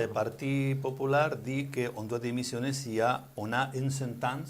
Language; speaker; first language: French; non-native, learner; Spanish